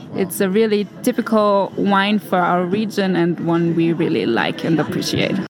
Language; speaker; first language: English; non-native, fluent; Italian